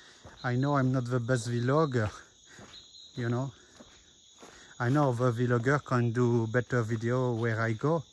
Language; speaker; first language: English; non-native, learner; French